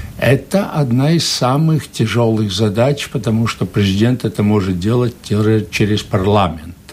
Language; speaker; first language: Russian; non-native, local second language; Latvian